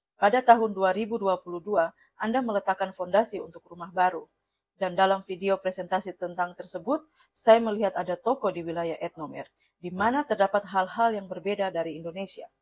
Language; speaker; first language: Indonesian; non-native, fluent; Russian